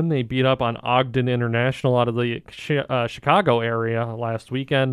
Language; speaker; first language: English; native; English